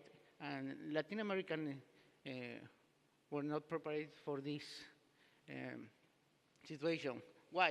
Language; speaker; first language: English; non-native, learner; Spanish